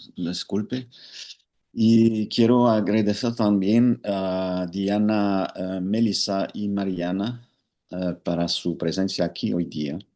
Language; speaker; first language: Spanish; non-native, learner; English